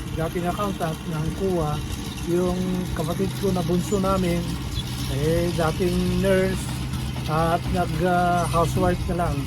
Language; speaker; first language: Filipino; native; Filipino